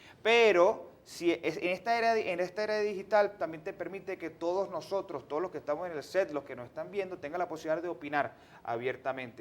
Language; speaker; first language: Spanish; native; Spanish